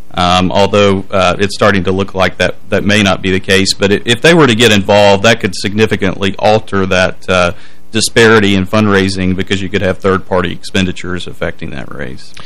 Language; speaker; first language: English; native; English